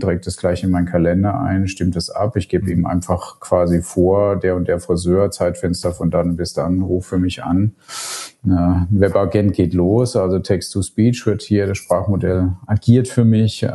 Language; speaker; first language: German; native; German